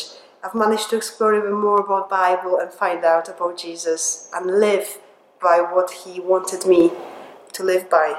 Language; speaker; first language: English; non-native, fluent; Polish